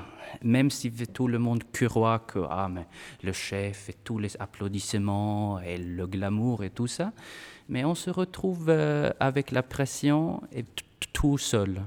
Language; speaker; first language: French; non-native, fluent; Swedish